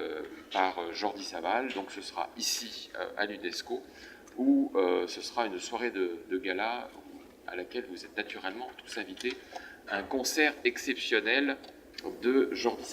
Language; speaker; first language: French; native; French